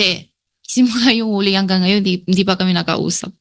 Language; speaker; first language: Filipino; early bilingual, other home language; Chinese